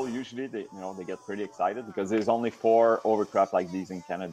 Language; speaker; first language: English; non-native, local second language; French